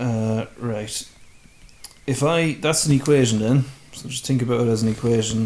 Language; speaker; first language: English; native; English